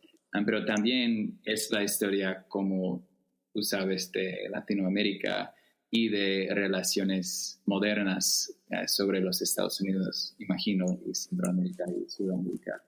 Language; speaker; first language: Spanish; non-native, fluent; English